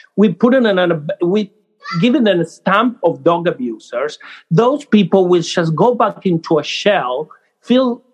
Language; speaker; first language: English; non-native, fluent; Spanish